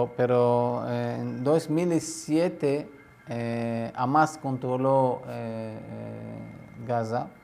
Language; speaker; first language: Spanish; non-native, learner; Arabic